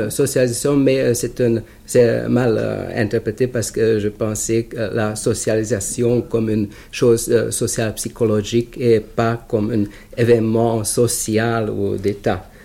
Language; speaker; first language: French; non-native, fluent; Hungarian